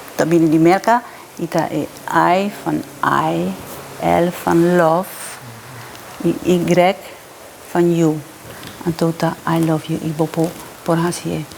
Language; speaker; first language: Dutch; non-native, local second language; Papiamento